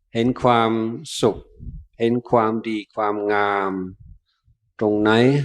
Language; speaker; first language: Thai; non-native, fluent; English